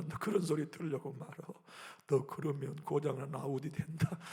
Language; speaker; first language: Korean; native; Korean